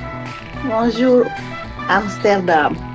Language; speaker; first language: French; non-native, local second language; Wolof